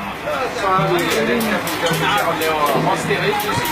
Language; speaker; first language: Danish; non-native, fluent; Arabic